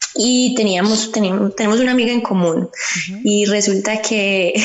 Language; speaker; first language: Spanish; early bilingual, heritage; Spanish